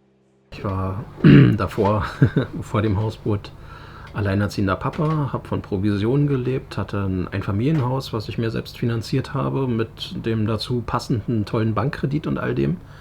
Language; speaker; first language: German; native; German